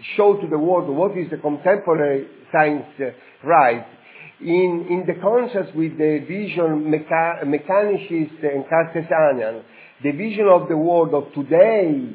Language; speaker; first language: English; non-native, fluent; Italian